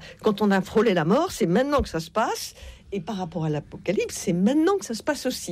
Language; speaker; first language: French; native; French